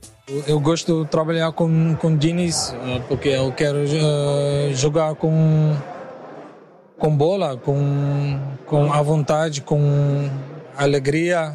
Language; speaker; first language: Portuguese; non-native, learner; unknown